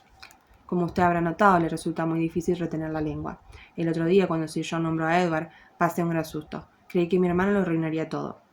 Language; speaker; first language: Spanish; native; Spanish